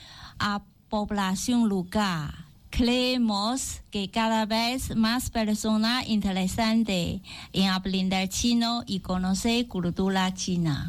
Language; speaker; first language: Spanish; non-native, learner; Chinese